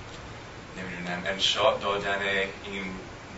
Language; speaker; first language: Persian; non-native, fluent; English